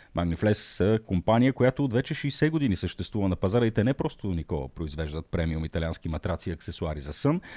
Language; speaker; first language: Bulgarian; native; Bulgarian